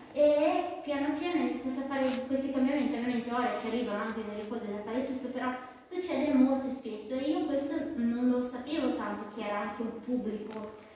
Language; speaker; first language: Italian; non-native, fluent; Portuguese